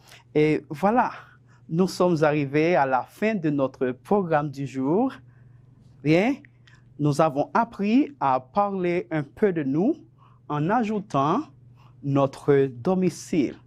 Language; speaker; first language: French; non-native, fluent; Spanish